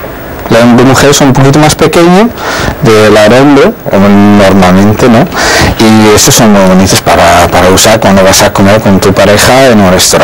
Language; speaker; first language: Spanish; non-native, fluent; Dutch